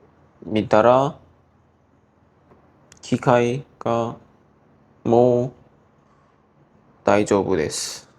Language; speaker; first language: Japanese; non-native, learner; Korean